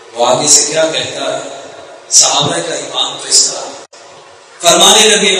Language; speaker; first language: Urdu; native; Urdu